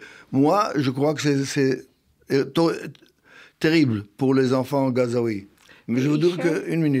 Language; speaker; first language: French; non-native, fluent; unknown